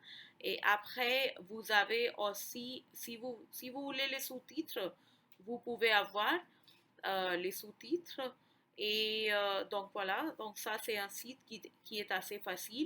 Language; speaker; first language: French; non-native, fluent; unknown